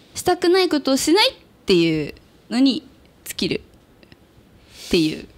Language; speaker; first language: Japanese; native; Japanese